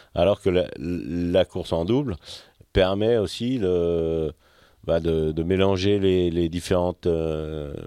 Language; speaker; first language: French; native; French